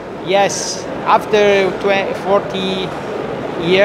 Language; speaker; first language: English; non-native, learner; Italian